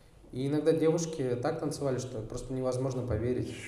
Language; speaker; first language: Russian; native; Russian